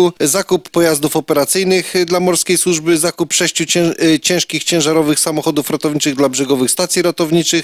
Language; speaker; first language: Polish; native; Polish